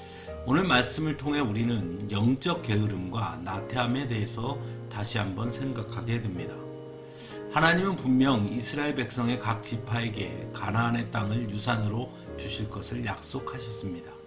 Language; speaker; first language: Korean; native; Korean